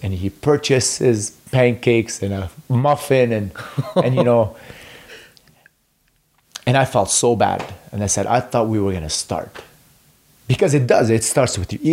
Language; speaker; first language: English; non-native, fluent; Arabic